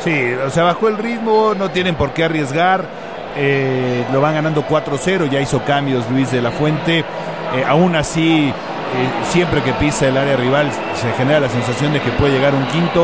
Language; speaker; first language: Spanish; native; Spanish